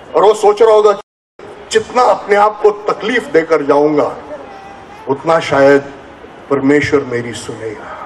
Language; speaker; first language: Hindi; non-native, local second language; Marathi